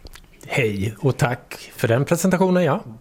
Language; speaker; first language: Swedish; native; Swedish